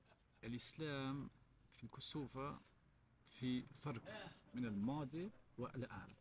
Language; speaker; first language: Arabic; non-native, learner; Albanian